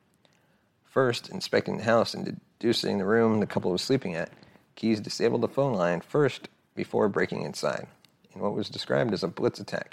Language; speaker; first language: English; native; English